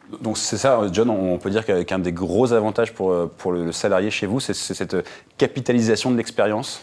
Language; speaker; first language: French; native; French